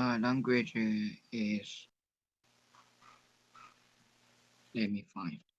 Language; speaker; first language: English; non-native, learner; Chinese